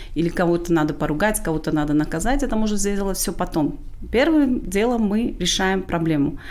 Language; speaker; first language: Russian; non-native, local second language; Tajik